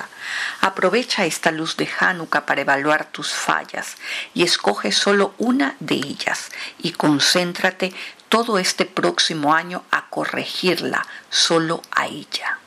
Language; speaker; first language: Spanish; native; Spanish